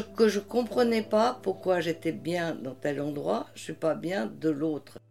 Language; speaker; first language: French; early bilingual, heritage; French